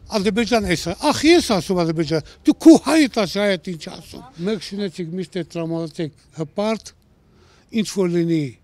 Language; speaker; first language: Armenian; native; Armenian